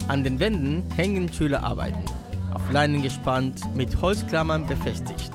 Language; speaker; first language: German; native; German